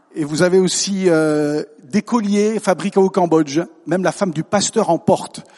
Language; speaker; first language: French; native; French